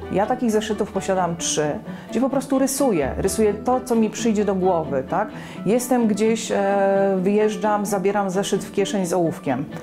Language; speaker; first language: Polish; native; Polish